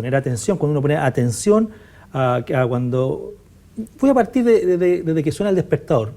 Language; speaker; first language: Spanish; native; Spanish